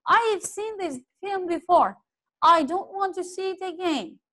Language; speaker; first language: English; non-native, fluent; Turkish